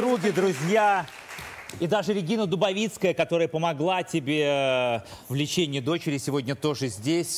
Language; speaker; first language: Russian; native; Russian